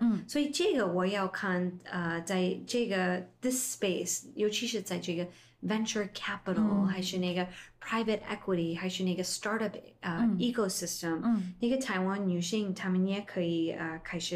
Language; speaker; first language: Chinese; non-native, fluent; English